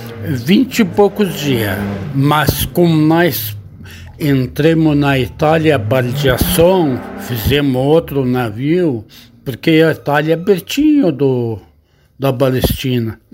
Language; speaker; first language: Portuguese; non-native, learner; Arabic